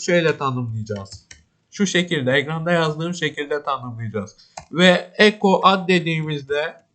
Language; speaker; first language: Turkish; native; Turkish